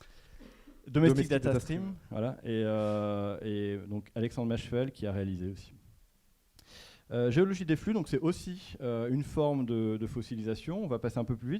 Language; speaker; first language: French; native; French